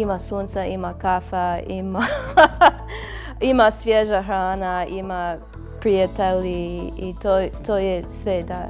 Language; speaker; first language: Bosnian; non-native, learner; English